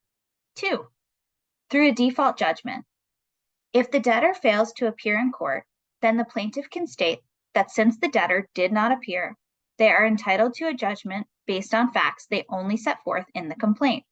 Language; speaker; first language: English; native; English